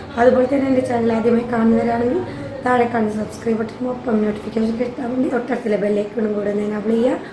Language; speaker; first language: Malayalam; native; Malayalam